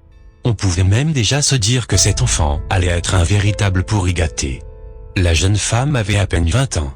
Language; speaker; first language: French; native; French